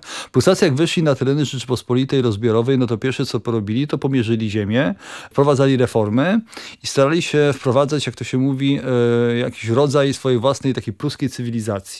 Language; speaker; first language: Polish; native; Polish